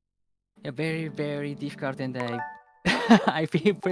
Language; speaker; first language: English; non-native, learner; Japanese